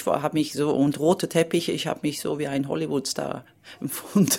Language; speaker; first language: German; non-native, fluent; Swedish